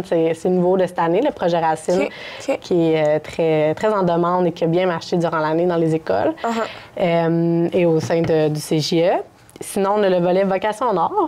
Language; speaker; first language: French; native; French